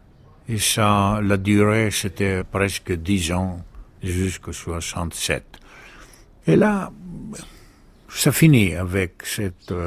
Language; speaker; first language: French; non-native, learner; Greek